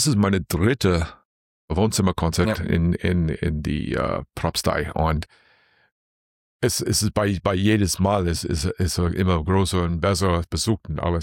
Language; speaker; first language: German; non-native, learner; English